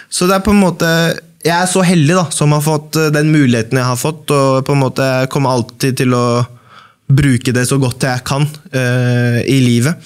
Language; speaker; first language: Norwegian; early bilingual, other home language; Baluchi